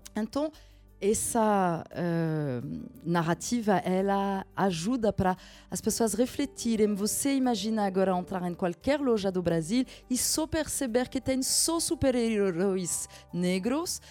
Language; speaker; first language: Portuguese; non-native, fluent; French